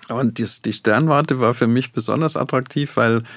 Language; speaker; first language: German; native; German